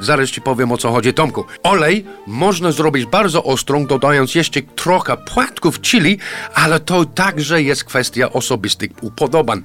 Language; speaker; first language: Polish; non-native, fluent; English